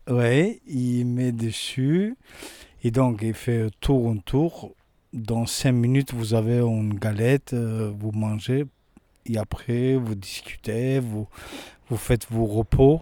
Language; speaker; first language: French; non-native, learner; Turkish